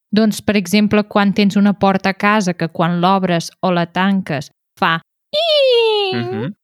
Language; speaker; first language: Catalan; native; Catalan